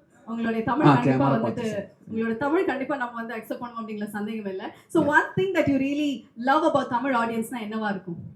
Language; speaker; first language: Tamil; native; Tamil